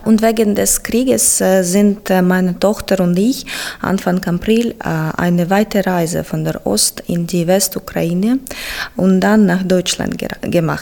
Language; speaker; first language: German; non-native, fluent; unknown